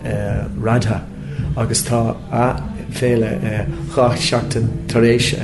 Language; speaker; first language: Irish; non-native, local second language; English